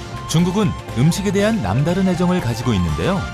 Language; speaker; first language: Korean; native; Korean